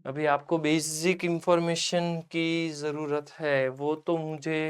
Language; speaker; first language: Hindi; non-native, local second language; Gujarati